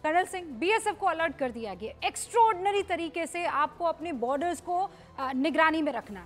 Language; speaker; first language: Hindi; native; Hindi